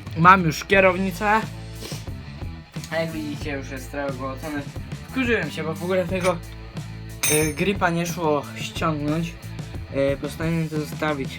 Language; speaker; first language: Polish; native; Polish